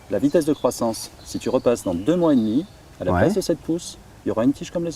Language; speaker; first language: French; native; French